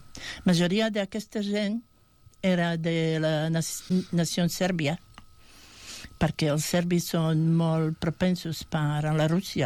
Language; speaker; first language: Catalan; non-native, fluent; Bosnian